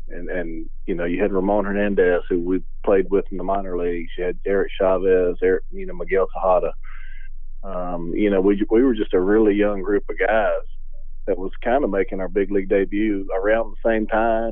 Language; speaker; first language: English; native; English